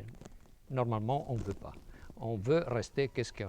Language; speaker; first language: French; non-native, fluent; Italian